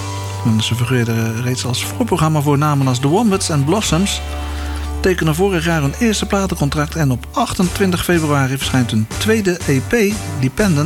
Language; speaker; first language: Dutch; native; Dutch